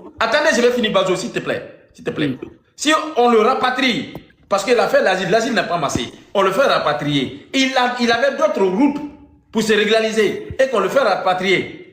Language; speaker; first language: French; non-native, local second language; Fula